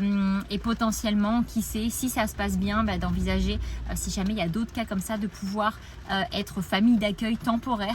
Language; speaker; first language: French; native; French